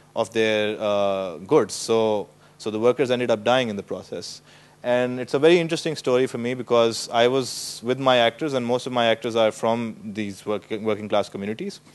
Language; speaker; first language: English; non-native, local second language; Urdu